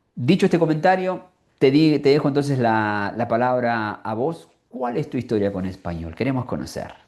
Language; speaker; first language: Spanish; native; Spanish